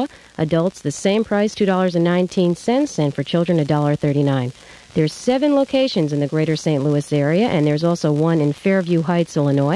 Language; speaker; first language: English; native; English